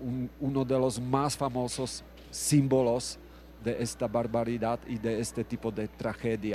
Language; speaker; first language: Spanish; non-native, fluent; Czech